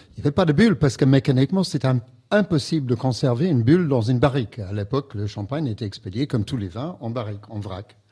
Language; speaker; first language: French; non-native, fluent; English